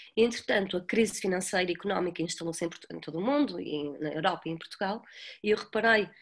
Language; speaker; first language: Portuguese; native; Portuguese